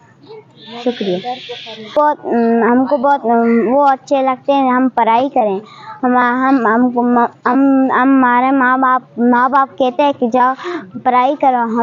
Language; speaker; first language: Hindi; non-native, learner; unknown